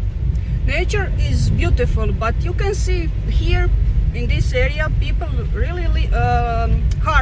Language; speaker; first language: English; non-native, learner; Croatian